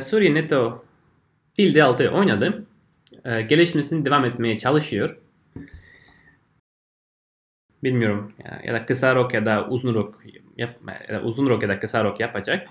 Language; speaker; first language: Turkish; non-native, fluent; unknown